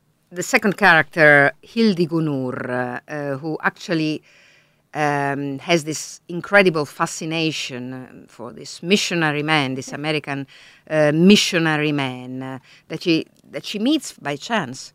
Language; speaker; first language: English; non-native, fluent; Italian